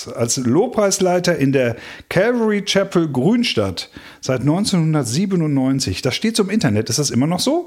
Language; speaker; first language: German; native; German